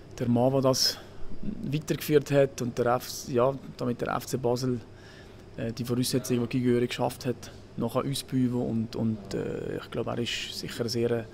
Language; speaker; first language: German; native; German